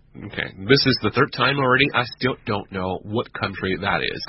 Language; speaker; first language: English; non-native, fluent; Chinese